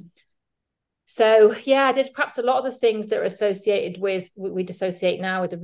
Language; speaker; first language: English; native; English